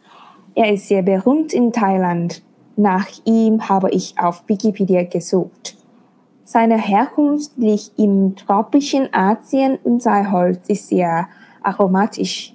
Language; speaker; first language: German; non-native, fluent; Thai